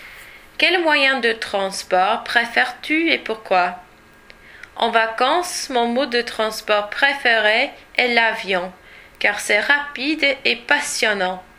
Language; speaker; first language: French; non-native, learner; English